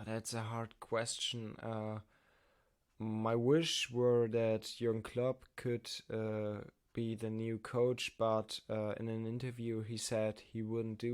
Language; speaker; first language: English; non-native, learner; German